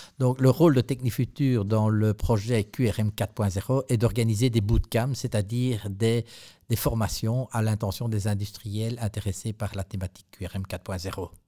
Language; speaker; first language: French; native; French